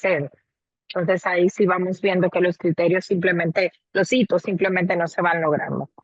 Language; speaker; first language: Spanish; native; Spanish